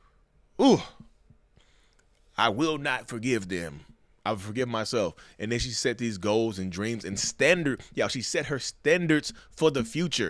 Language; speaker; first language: English; native; English